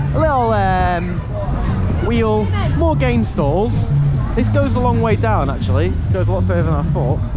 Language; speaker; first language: English; native; English